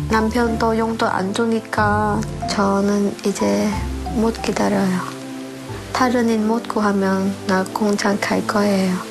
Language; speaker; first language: Korean; non-native, learner; Vietnamese